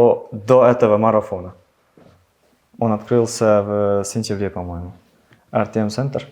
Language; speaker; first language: Russian; non-native, local second language; Uzbek